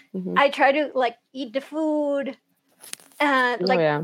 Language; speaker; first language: English; early bilingual, other home language; Spanish